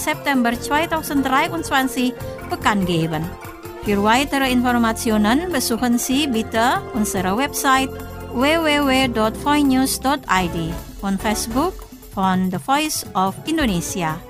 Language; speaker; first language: German; non-native, fluent; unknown